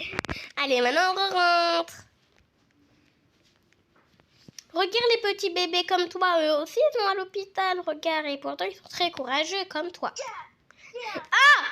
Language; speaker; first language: French; native; French